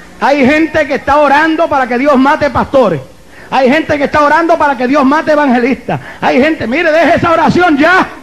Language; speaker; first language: Spanish; native; Spanish